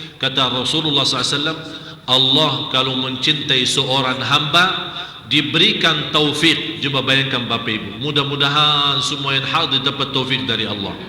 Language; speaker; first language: Malay; non-native, fluent; Arabic